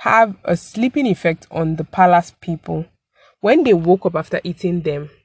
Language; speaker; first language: English; non-native, local second language; Yoruba